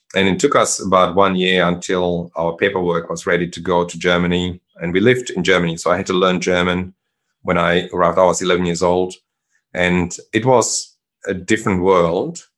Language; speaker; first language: English; non-native, fluent; German